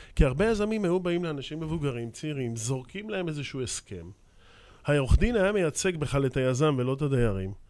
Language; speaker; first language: Hebrew; native; Hebrew